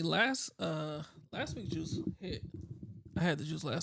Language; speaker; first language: English; native; English